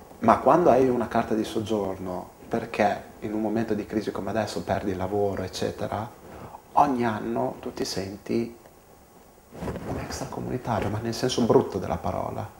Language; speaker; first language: Italian; early bilingual, other home language; Portuguese